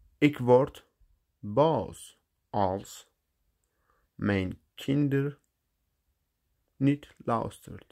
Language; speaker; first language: Dutch; non-native, learner; Turkish